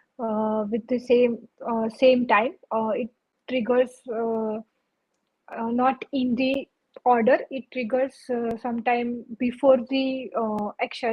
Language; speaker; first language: English; non-native, local second language; Gujarati